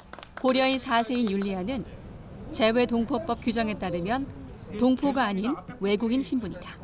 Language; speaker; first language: Korean; native; Korean